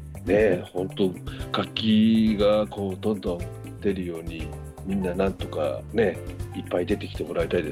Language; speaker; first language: Japanese; native; Japanese